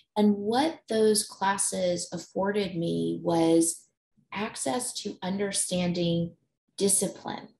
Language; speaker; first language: English; native; English